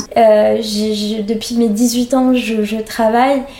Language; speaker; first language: French; native; French